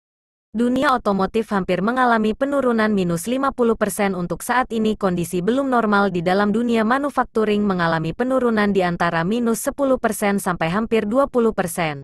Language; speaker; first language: Indonesian; native; Indonesian